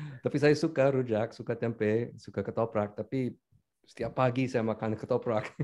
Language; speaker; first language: Indonesian; non-native, fluent; English